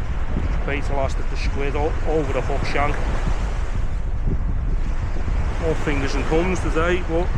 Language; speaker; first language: English; native; English